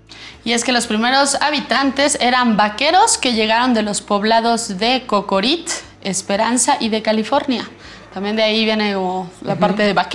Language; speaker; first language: Spanish; native; Spanish